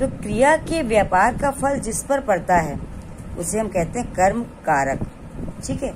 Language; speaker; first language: Hindi; native; Hindi